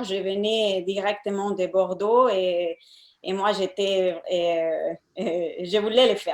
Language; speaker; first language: French; non-native, fluent; Spanish